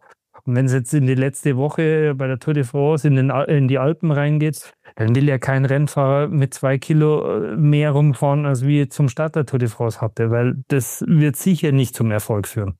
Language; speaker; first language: German; native; German